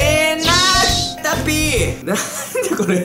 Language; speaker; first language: Indonesian; non-native, learner; Japanese